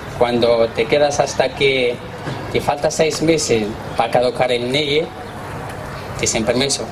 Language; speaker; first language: Spanish; non-native, learner; Arabic